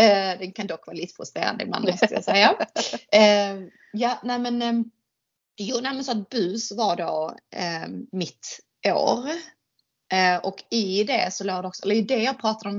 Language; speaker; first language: Swedish; native; Swedish